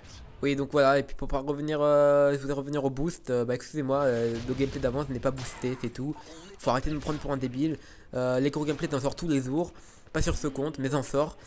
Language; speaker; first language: French; native; French